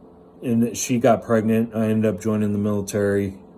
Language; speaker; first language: English; native; English